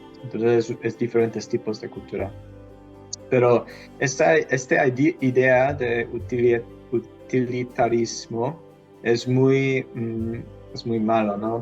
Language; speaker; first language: Spanish; non-native, fluent; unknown